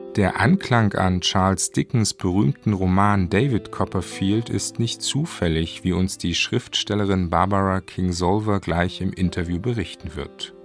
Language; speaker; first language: German; native; German